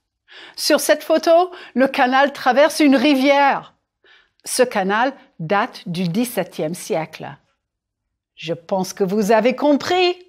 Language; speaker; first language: French; non-native, fluent; English